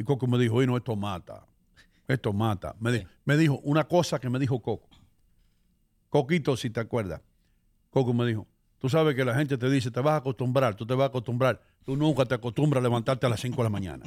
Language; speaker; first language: Spanish; native; Spanish